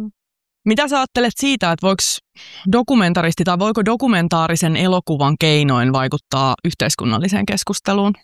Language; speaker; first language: Finnish; native; Finnish